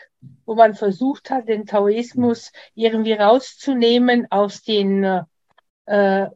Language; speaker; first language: German; non-native, fluent; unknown